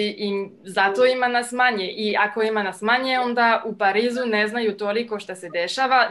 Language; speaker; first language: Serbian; non-native, fluent; French